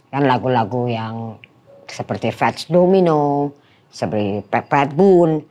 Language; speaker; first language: Indonesian; non-native, fluent; Dutch